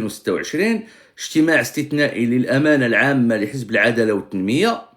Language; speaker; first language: Arabic; native; Arabic